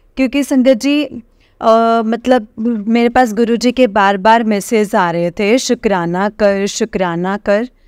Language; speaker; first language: Hindi; native; Hindi